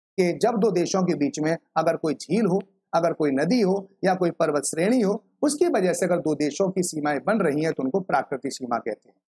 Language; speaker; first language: Hindi; native; Hindi